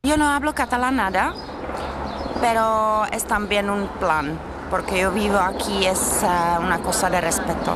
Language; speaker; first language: Spanish; non-native, fluent; Czech